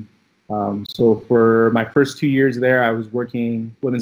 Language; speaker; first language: English; early bilingual, other home language; Filipino